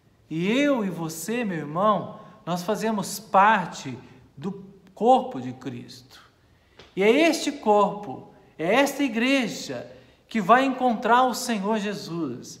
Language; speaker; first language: Portuguese; native; Portuguese